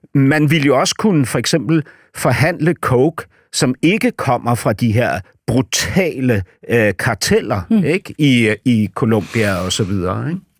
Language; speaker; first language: Danish; native; Danish